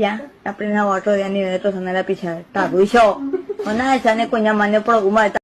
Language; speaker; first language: Spanish; non-native, local second language; Guarani